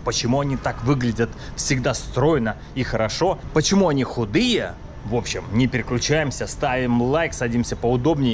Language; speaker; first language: Russian; native; Russian